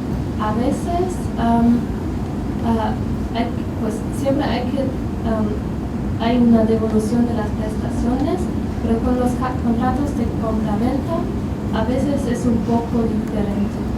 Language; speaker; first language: Spanish; non-native, fluent; German